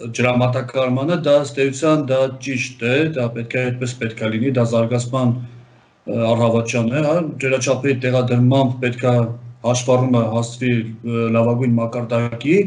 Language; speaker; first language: Armenian; native; Armenian